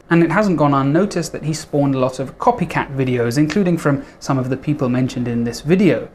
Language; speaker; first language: English; native; English